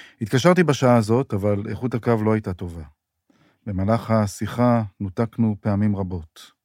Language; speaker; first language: Hebrew; native; Hebrew